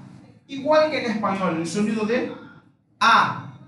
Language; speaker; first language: Spanish; non-native, fluent; Portuguese